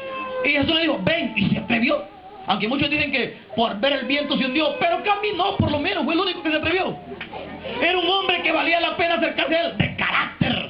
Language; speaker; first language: Spanish; native; Spanish